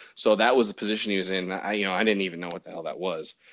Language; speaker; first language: English; native; English